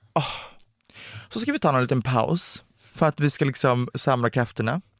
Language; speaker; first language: Swedish; early bilingual, other home language; Romanian